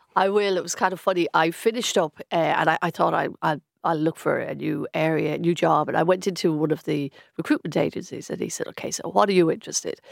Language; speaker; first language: English; native; English